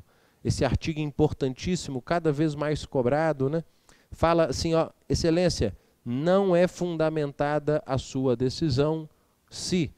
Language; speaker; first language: Portuguese; native; Portuguese